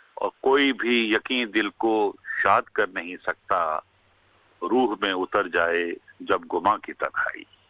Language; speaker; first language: Urdu; non-native, local second language; Punjabi